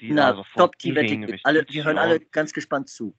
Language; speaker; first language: German; native; German